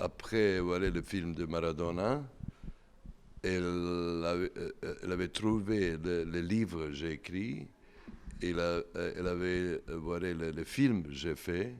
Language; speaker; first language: French; non-native, learner; Serbian